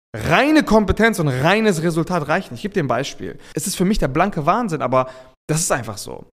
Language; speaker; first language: German; early bilingual, other home language; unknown